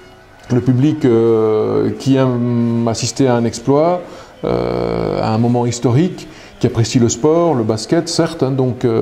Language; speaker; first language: French; native; French